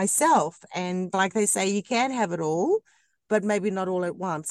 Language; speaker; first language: English; native; English